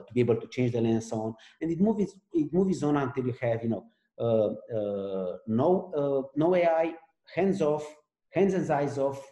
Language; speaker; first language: English; non-native, fluent; Romanian